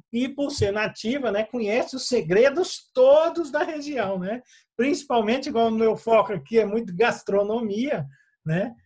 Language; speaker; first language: Portuguese; native; Portuguese